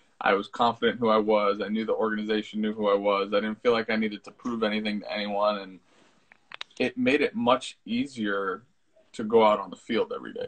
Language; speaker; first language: English; early bilingual, other home language; Italian